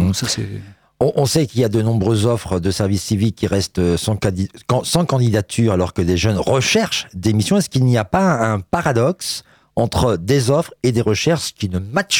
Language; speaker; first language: French; native; French